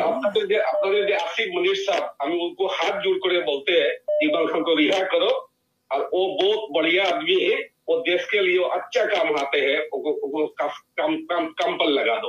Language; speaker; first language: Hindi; non-native, learner; Bangla